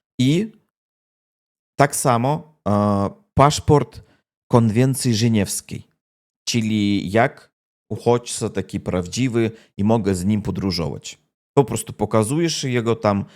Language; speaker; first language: Polish; non-native, learner; Russian